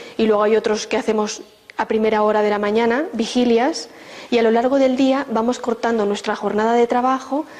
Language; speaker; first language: Spanish; native; Spanish